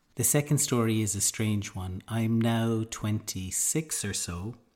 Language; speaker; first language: English; native; English